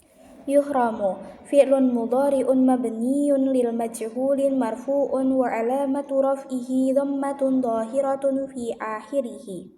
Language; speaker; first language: Arabic; non-native, learner; Indonesian